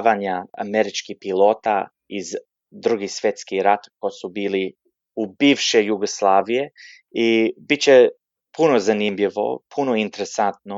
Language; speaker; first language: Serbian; early bilingual, heritage; Serbian